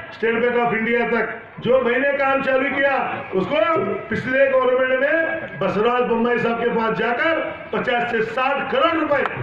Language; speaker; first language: Hindi; non-native, local second language; Kannada